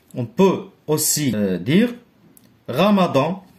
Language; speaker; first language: French; non-native, local second language; Arabic